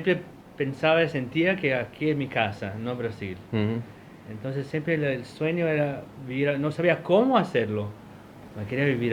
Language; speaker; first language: Spanish; non-native, fluent; Portuguese